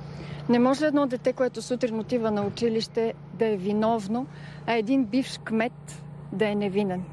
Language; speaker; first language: Bulgarian; native; Bulgarian